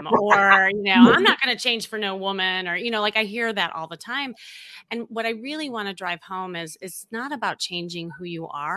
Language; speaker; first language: English; native; English